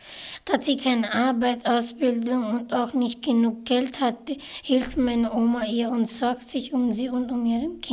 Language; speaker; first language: German; early bilingual, other home language; Bangla